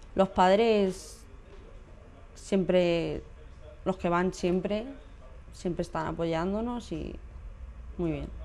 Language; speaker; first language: Spanish; native; Spanish